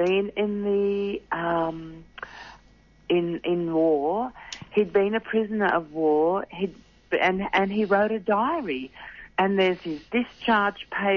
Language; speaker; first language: English; native; English